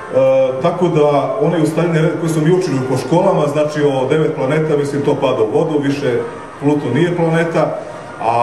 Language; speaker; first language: Serbian; native; Serbian